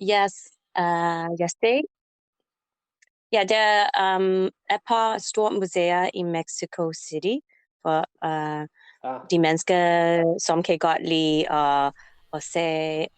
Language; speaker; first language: Danish; non-native, learner; English